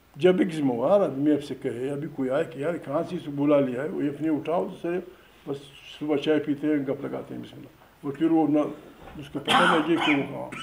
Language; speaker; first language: Urdu; non-native, local second language; Pashto